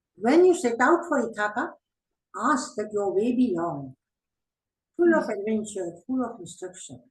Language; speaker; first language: English; non-native, local second language; Marathi